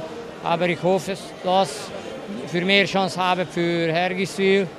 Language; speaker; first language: German; non-native, learner; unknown